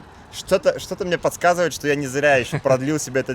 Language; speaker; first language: Russian; native; Russian